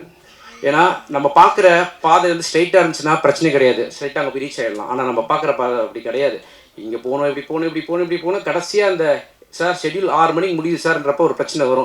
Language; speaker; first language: Tamil; native; Tamil